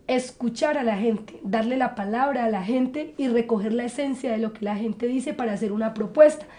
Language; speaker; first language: Spanish; native; Spanish